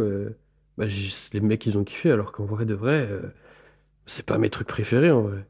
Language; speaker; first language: French; native; French